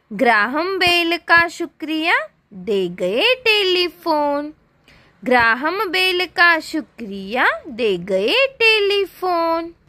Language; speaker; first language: Hindi; non-native, local second language; Marathi